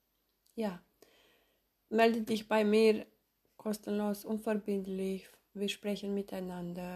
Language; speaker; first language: German; non-native, fluent; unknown